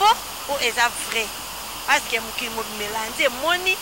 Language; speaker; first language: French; non-native, local second language; Lingala